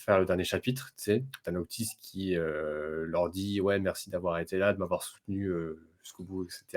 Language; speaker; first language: French; native; French